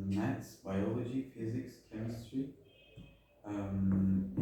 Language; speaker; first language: English; non-native, learner; Turkish